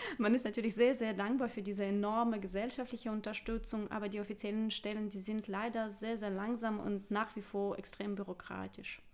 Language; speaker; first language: German; non-native, fluent; Russian